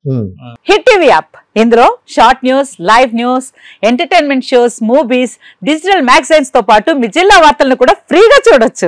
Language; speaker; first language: Telugu; native; Telugu